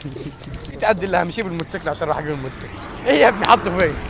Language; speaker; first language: Arabic; native; Arabic